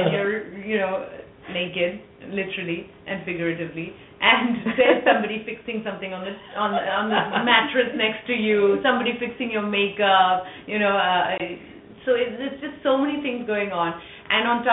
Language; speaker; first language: English; non-native, local second language; French